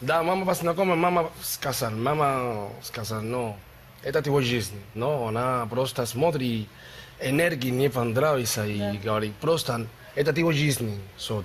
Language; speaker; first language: Russian; non-native, learner; Spanish